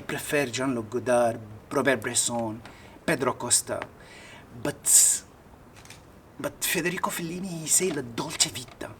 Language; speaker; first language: English; non-native, learner; Arabic